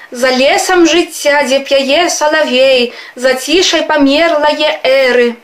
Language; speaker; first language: Belarusian; non-native, fluent; Spanish